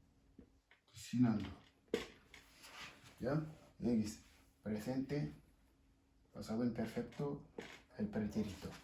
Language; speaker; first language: Spanish; non-native, fluent; Wolof